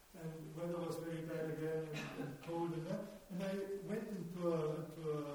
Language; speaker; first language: English; non-native, fluent; German